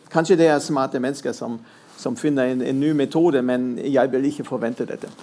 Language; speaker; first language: Norwegian; non-native, fluent; German